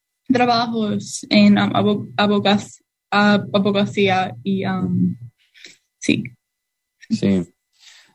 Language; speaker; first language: Spanish; non-native, learner; English